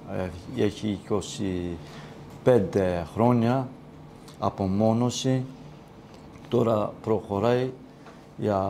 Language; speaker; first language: Greek; non-native, learner; Kurdish